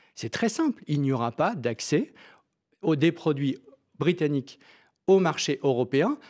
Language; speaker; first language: French; native; French